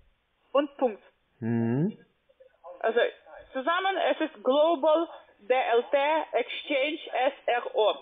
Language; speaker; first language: German; non-native, fluent; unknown